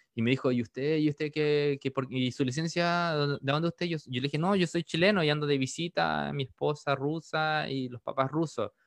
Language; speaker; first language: Spanish; native; Spanish